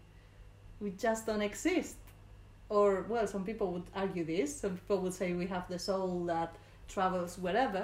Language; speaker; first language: English; non-native, fluent; Spanish